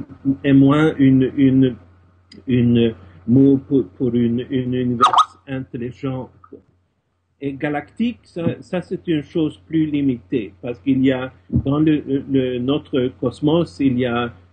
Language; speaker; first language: French; non-native, fluent; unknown